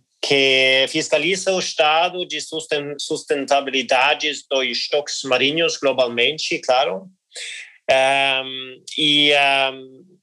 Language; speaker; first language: Portuguese; non-native, learner; Norwegian